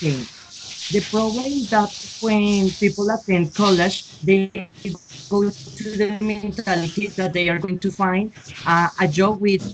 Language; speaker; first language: English; non-native, fluent; Spanish